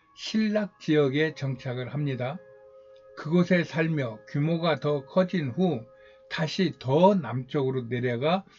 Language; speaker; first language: Korean; native; Korean